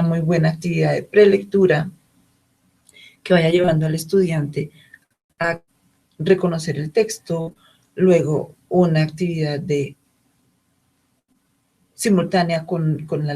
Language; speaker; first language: Spanish; native; Spanish